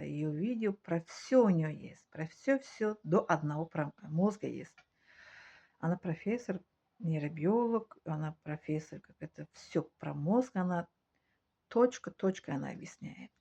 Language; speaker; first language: Russian; non-native, learner; Tajik